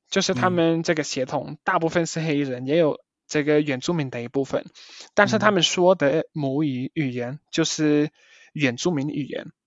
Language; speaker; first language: Chinese; early bilingual, heritage; Chinese